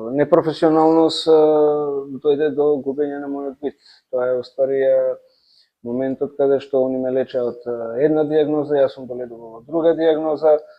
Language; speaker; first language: Macedonian; native; Macedonian